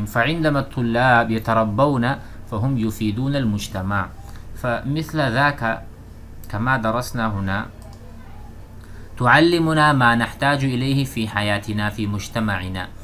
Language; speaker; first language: Arabic; non-native, fluent; Urdu